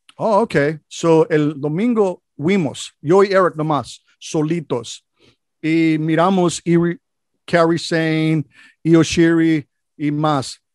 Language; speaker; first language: Spanish; non-native, learner; English